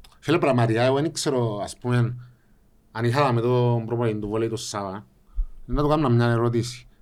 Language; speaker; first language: Greek; native; Greek